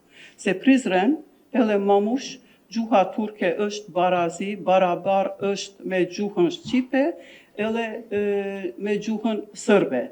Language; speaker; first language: Albanian; non-native, local second language; Turkish